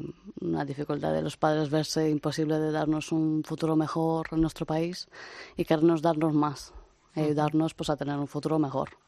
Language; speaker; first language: Spanish; early bilingual, other home language; Romanian